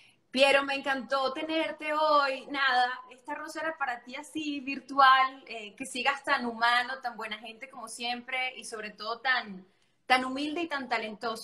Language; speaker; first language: Spanish; native; Spanish